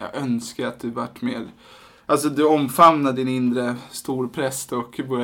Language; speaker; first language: Swedish; native; Swedish